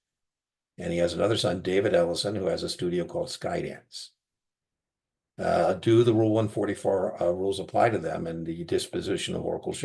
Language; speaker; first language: English; native; English